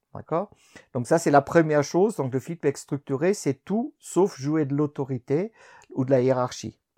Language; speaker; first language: French; non-native, fluent; German